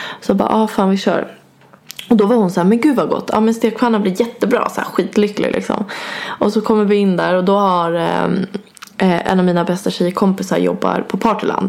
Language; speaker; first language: Swedish; native; Swedish